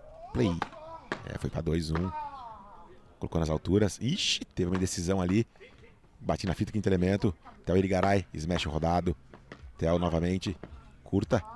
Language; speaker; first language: Portuguese; native; Portuguese